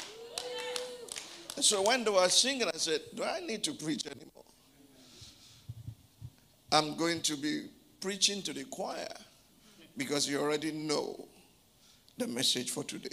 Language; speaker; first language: English; non-native, local second language; Yoruba